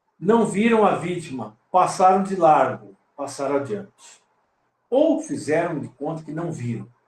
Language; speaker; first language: Portuguese; native; Portuguese